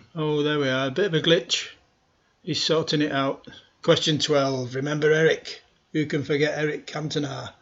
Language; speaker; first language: English; native; English